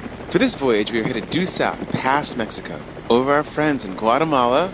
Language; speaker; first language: English; native; English